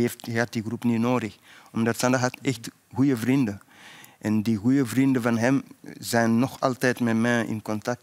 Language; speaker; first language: Dutch; non-native, fluent; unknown